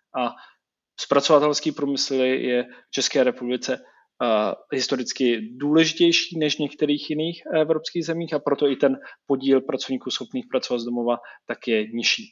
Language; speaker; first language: Czech; native; Czech